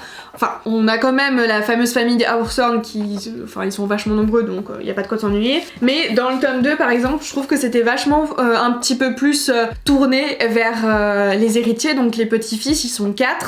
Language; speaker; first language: French; native; French